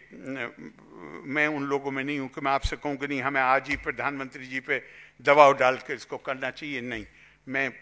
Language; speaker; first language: Hindi; native; Hindi